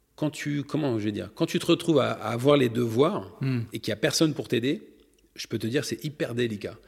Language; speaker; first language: French; native; French